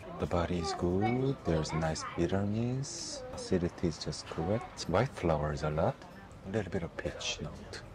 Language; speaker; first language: English; non-native, fluent; Korean